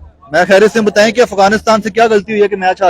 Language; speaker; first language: Hindi; native; Hindi